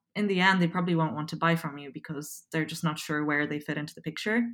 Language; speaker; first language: English; native; English